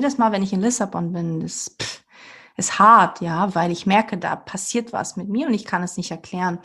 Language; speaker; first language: German; early bilingual, other home language; Portuguese